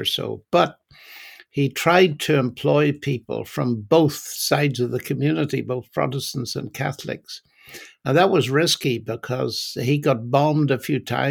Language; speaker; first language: English; native; English